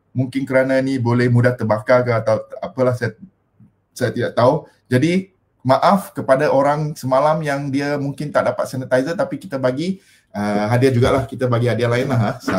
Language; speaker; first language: Malay; non-native, local second language; Min Nan Chinese